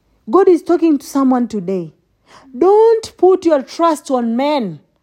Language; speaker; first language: English; non-native, local second language; Swahili